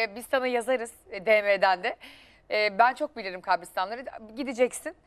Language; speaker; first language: Turkish; native; Turkish